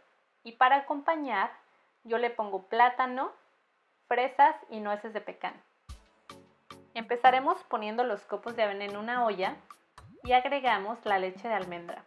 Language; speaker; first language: Spanish; native; Spanish